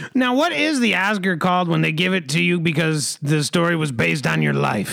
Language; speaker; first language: English; native; English